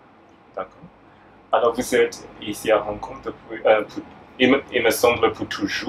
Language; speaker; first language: French; non-native, fluent; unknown